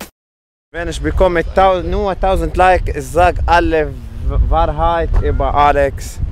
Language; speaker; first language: German; non-native, learner; Arabic